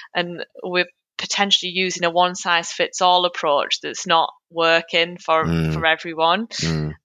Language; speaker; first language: English; native; English